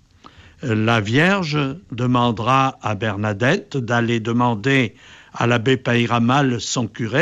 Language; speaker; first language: French; native; French